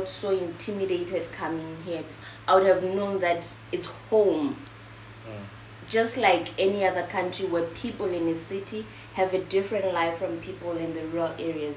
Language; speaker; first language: English; non-native, local second language; Southern Sotho